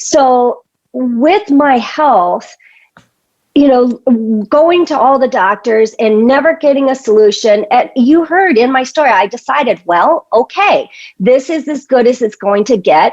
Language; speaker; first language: English; native; English